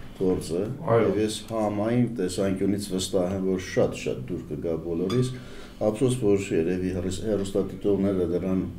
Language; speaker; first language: Armenian; native; Armenian